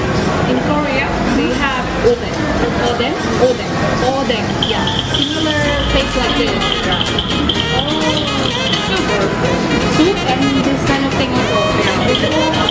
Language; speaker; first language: English; non-native, fluent; Indonesian